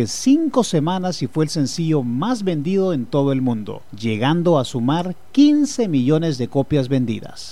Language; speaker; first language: Spanish; native; Spanish